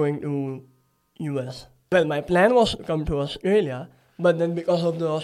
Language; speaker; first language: English; non-native, local second language; Gujarati